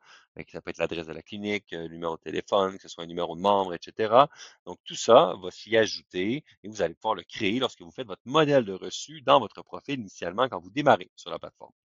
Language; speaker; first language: French; native; French